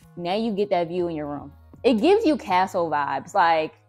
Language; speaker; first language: English; native; English